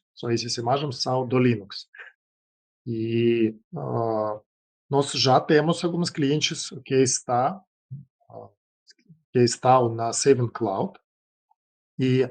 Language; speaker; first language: Portuguese; non-native, fluent; Russian